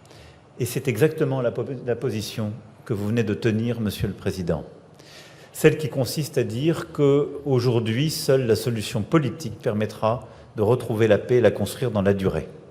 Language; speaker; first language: French; native; French